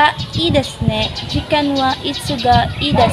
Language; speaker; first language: Japanese; non-native, learner; Filipino